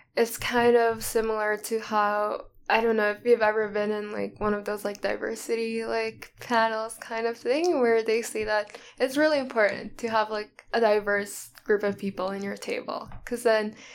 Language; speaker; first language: English; early bilingual, other home language; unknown